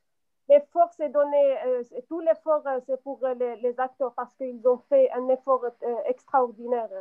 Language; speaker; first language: French; non-native, local second language; Arabic